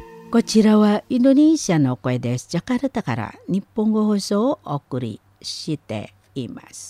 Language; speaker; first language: Japanese; non-native, fluent; Indonesian